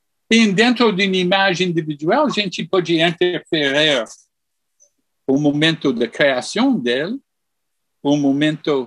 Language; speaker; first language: Portuguese; non-native, fluent; English